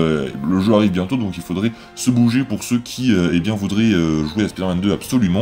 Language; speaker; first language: French; native; French